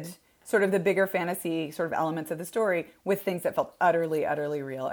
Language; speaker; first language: English; native; English